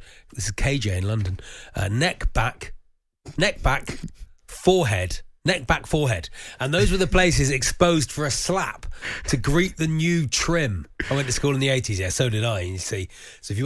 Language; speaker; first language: English; native; English